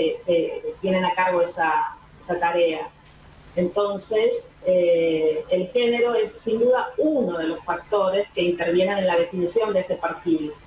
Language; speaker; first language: Spanish; native; Spanish